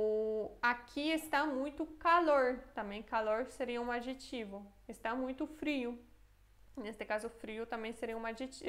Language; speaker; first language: Portuguese; non-native, fluent; Polish